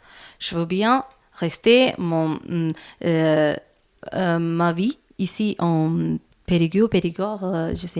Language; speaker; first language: French; non-native, learner; Malayalam